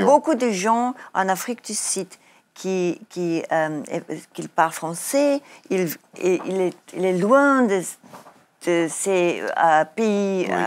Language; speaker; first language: French; non-native, learner; Afrikaans